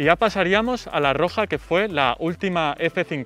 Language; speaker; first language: Spanish; native; Spanish